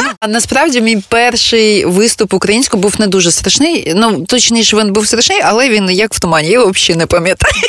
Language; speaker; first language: Ukrainian; non-native, local second language; Russian